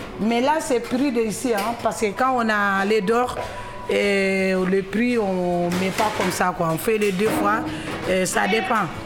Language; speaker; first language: French; non-native, local second language; Wolof